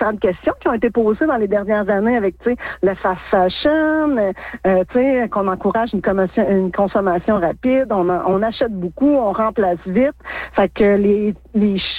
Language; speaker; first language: French; native; French